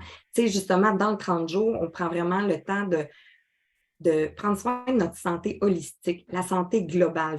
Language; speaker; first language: French; native; French